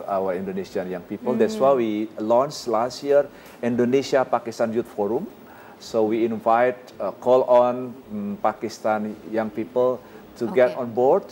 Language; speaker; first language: English; non-native, fluent; Indonesian